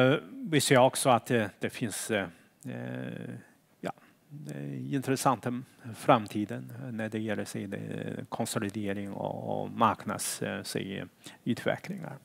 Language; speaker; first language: Swedish; non-native, fluent; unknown